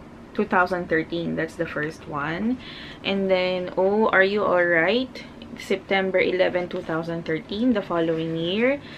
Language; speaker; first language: English; non-native, local second language; Filipino